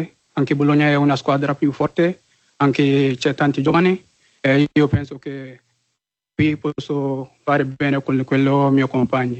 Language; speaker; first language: Italian; non-native, learner; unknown